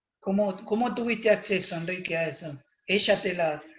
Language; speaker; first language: Spanish; native; Spanish